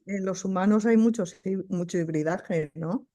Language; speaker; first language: Spanish; native; Spanish